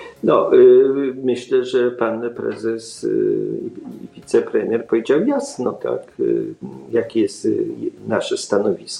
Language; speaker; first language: Polish; native; Polish